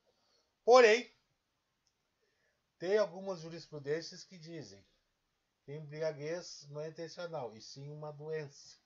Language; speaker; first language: Portuguese; native; Portuguese